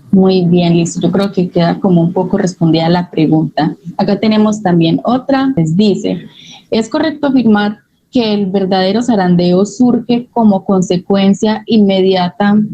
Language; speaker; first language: Spanish; native; Spanish